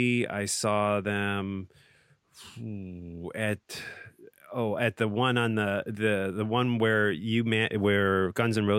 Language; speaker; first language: English; native; English